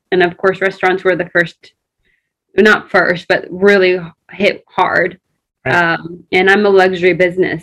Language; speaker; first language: English; early bilingual, other home language; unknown